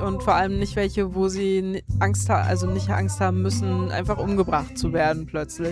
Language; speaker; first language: German; native; German